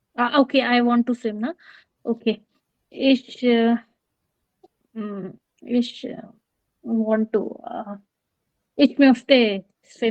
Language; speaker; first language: German; non-native, learner; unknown